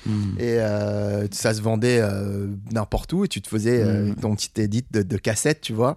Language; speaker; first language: French; non-native, fluent; English